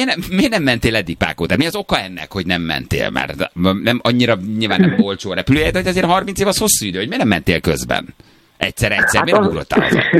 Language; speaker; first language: Hungarian; native; Hungarian